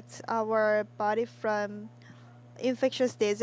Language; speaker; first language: English; non-native, learner; Korean